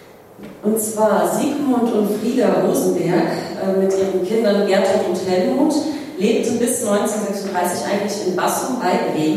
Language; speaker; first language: German; native; German